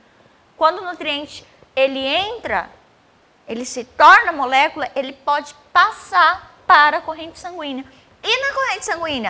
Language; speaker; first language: Portuguese; native; Portuguese